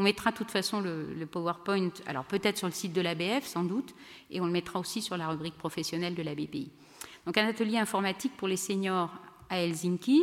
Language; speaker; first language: French; native; French